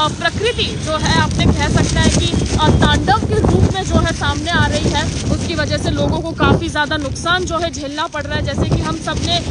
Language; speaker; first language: Hindi; non-native, local second language; Gujarati